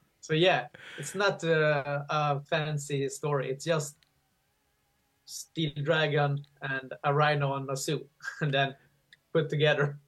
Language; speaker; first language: English; non-native, fluent; Swedish